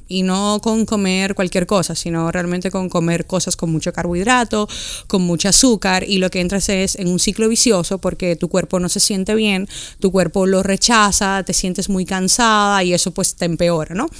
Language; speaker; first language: Spanish; native; Spanish